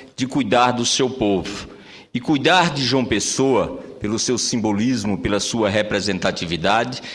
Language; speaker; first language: Portuguese; native; Portuguese